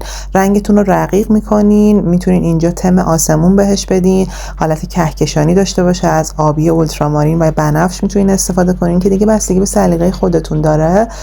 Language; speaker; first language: Persian; native; Persian